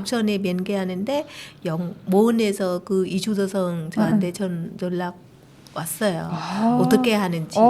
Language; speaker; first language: Korean; non-native, learner; Vietnamese